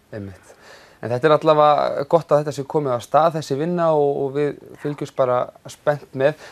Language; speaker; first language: Icelandic; native; Icelandic